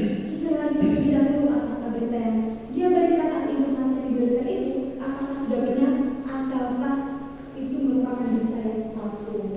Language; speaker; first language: Indonesian; native; Indonesian